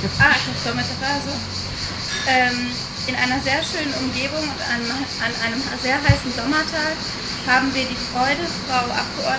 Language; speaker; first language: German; non-native, fluent; Greek